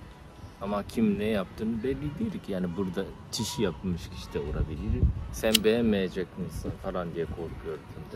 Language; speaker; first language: Turkish; non-native, learner; Japanese